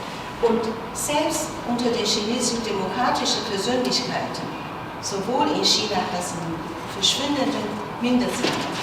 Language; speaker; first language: German; non-native, fluent; Chinese